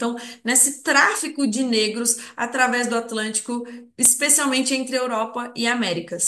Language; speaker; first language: Portuguese; native; Portuguese